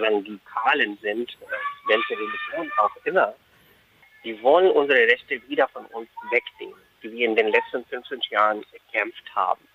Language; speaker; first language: German; non-native, fluent; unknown